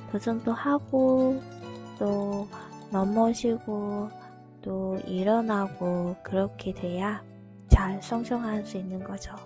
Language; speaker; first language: Korean; non-native, fluent; Vietnamese